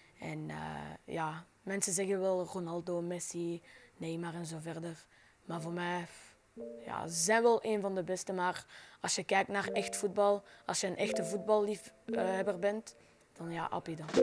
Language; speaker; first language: Dutch; non-native, local second language; French